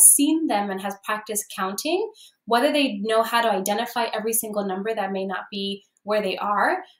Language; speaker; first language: English; early bilingual, other home language; Spanish